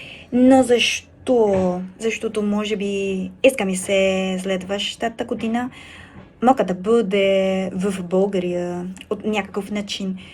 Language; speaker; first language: Bulgarian; non-native, learner; Spanish